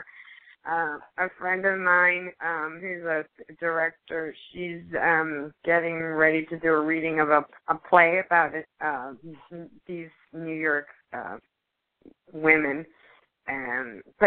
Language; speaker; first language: English; early bilingual, other home language; Spanish